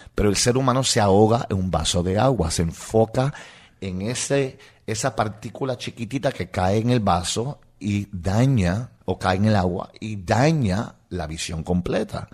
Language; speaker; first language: Spanish; non-native, local second language; English